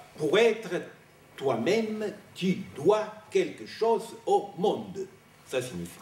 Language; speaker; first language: French; non-native, fluent; Italian